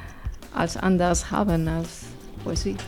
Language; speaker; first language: German; non-native, fluent; Spanish